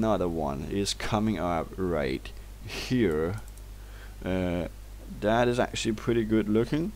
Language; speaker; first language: English; non-native, fluent; Danish